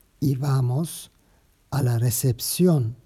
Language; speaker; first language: Spanish; non-native, learner; Turkish